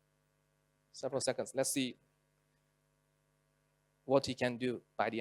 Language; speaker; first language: English; non-native, local second language; Chinese